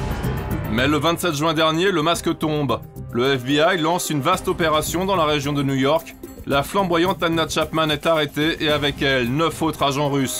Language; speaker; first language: French; native; French